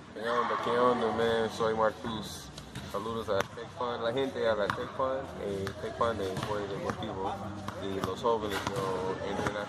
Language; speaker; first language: Spanish; non-native, learner; English